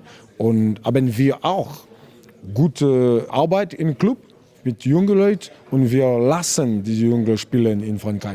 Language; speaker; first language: German; non-native, learner; French